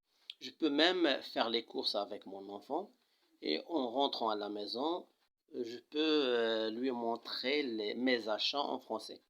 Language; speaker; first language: French; non-native, local second language; Arabic